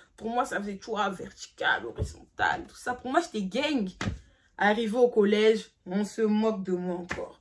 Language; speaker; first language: French; early bilingual, other home language; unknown